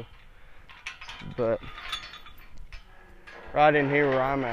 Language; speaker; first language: English; native; English